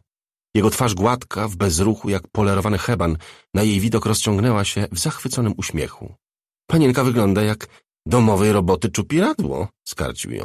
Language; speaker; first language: Polish; native; Polish